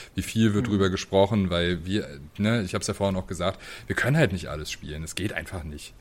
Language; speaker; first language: German; native; German